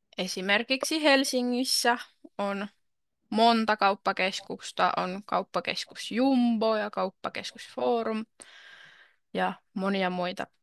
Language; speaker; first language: Finnish; native; Finnish